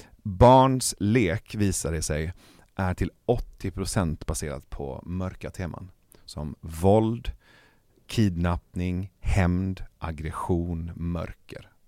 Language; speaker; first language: Swedish; early bilingual, other home language; Persian